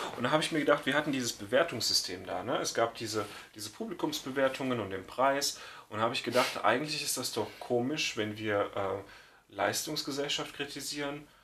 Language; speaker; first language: German; native; German